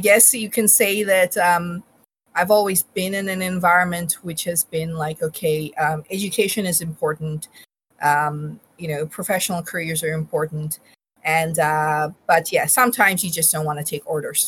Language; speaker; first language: English; non-native, local second language; Bangla